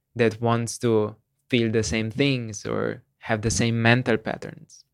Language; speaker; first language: English; non-native, fluent; Slovenian